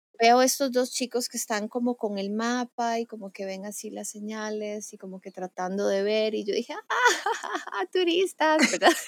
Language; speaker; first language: Spanish; native; Spanish